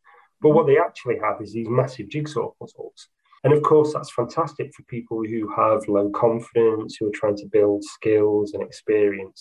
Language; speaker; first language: English; native; English